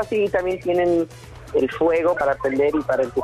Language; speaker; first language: Spanish; early bilingual, heritage; Spanish